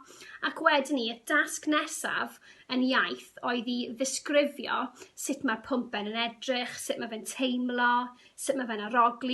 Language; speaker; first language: Welsh; non-native, local second language; English